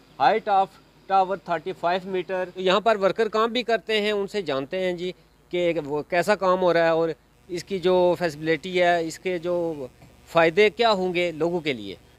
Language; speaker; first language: Urdu; non-native, local second language; Punjabi